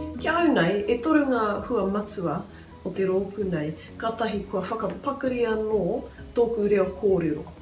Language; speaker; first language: Māori; non-native, local second language; English